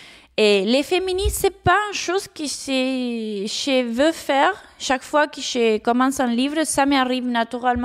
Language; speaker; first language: French; non-native, fluent; Spanish